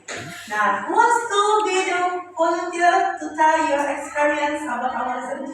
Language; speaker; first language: English; non-native, learner; Indonesian